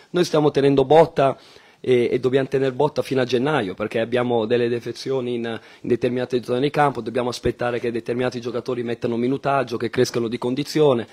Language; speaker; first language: Italian; native; Italian